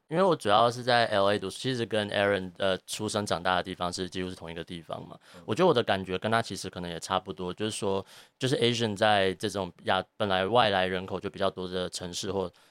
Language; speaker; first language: Chinese; native; Chinese